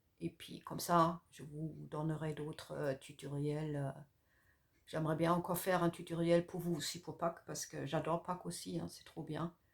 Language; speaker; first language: French; non-native, fluent; German